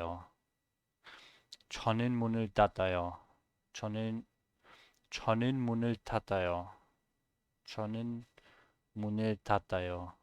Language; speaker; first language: Korean; non-native, learner; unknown